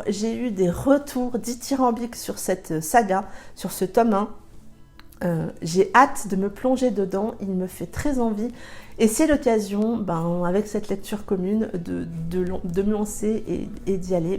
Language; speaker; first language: French; native; French